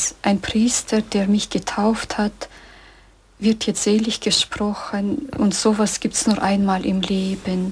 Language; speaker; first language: German; early bilingual, heritage; German